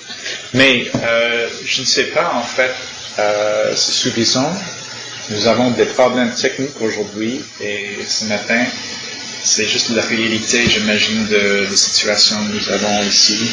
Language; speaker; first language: French; non-native, learner; English